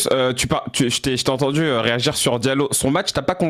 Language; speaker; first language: French; native; French